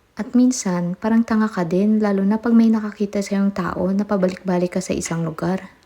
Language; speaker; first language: Filipino; native; Filipino